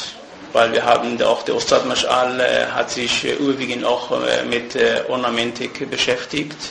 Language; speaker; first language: German; non-native, fluent; Persian